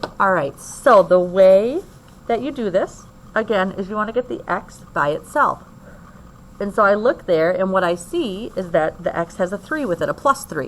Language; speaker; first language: English; native; English